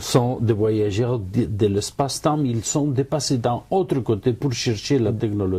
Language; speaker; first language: French; non-native, learner; Catalan